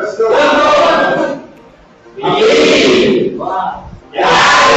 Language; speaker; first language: English; non-native, fluent; Thai